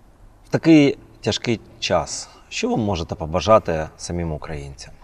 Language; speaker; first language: Ukrainian; native; Ukrainian